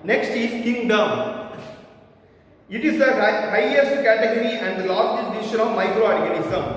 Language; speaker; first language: English; non-native, local second language; Tamil